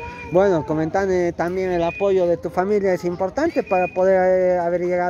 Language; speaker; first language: Spanish; native; Spanish